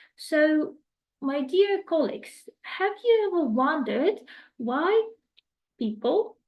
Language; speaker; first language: English; non-native, fluent; Ukrainian